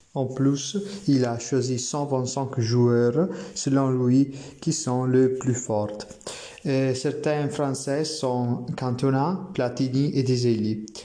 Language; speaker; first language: French; non-native, learner; Italian